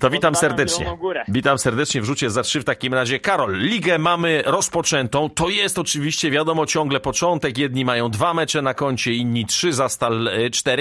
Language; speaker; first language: Polish; native; Polish